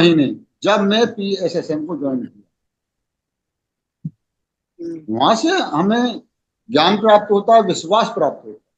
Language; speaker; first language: Hindi; native; Hindi